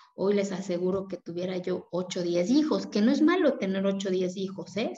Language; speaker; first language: Spanish; non-native, local second language; Zapotec